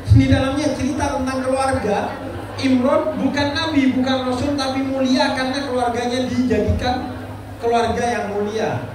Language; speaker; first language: Indonesian; non-native, local second language; Madurese